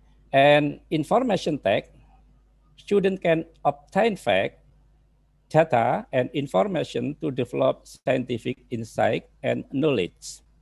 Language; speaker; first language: English; non-native, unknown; Indonesian